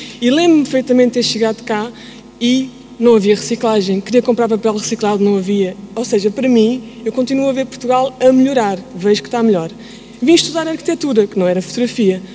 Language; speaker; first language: Portuguese; early bilingual, heritage; Portuguese